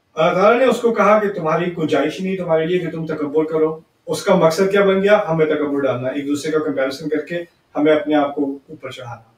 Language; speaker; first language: Urdu; early bilingual, heritage; Urdu